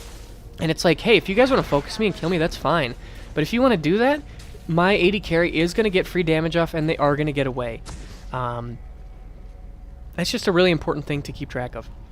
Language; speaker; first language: English; native; English